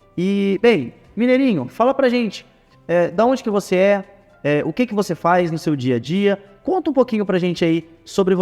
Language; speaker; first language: Portuguese; native; Portuguese